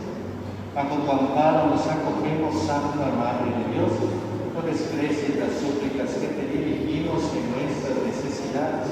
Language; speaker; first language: Spanish; native; Spanish